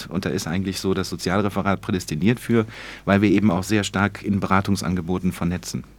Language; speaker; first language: German; native; German